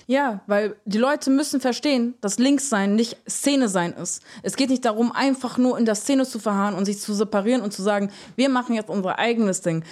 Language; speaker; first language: German; early bilingual, other home language; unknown